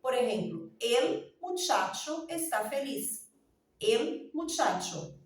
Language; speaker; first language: Spanish; non-native, fluent; Portuguese